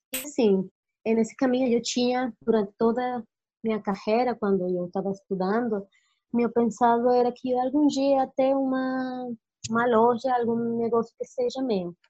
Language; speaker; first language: Portuguese; non-native, fluent; Spanish